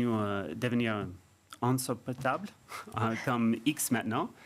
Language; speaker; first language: French; non-native, fluent; English